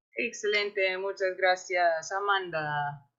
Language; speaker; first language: Spanish; non-native, fluent; English